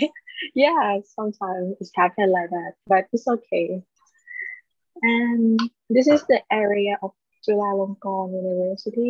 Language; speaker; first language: English; non-native, learner; Thai